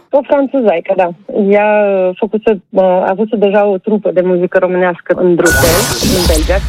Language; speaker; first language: Romanian; early bilingual, heritage; Romanian